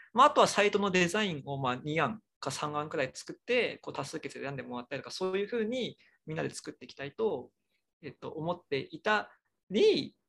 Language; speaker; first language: Japanese; native; Japanese